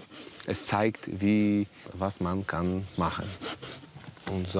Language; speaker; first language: German; non-native, learner; Polish